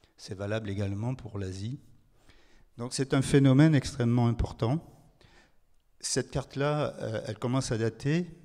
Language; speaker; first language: French; native; French